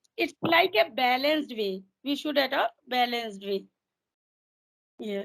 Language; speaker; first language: English; non-native, fluent; Hindi